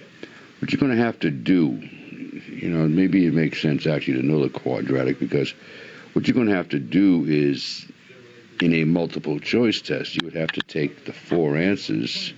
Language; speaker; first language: English; native; English